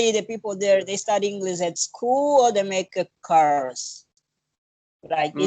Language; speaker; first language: English; non-native, learner; Portuguese